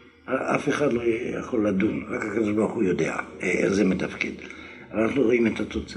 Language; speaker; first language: Hebrew; non-native, fluent; French